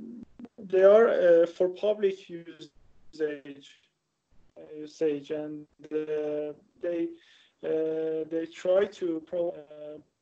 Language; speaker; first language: English; non-native, learner; Persian